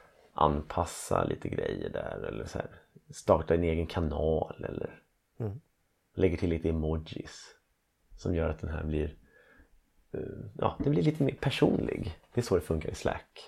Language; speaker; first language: Swedish; native; Swedish